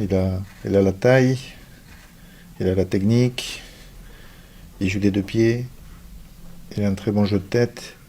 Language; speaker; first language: French; native; French